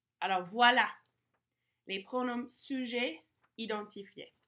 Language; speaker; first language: French; non-native, fluent; English